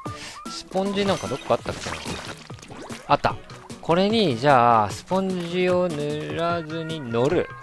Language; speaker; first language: Japanese; native; Japanese